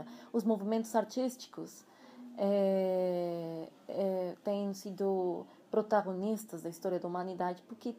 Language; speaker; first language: Portuguese; non-native, fluent; Spanish